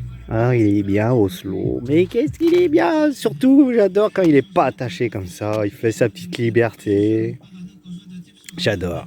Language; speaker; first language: French; native; French